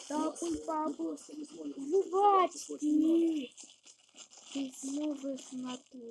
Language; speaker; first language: Russian; early bilingual, heritage; Russian